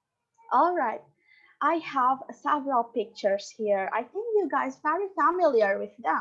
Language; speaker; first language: English; non-native, learner; Indonesian